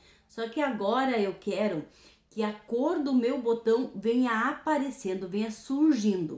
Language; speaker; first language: Portuguese; native; Portuguese